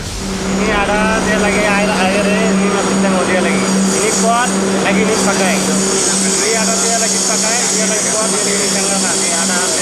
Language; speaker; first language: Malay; non-native, learner; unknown